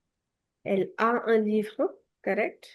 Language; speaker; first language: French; non-native, fluent; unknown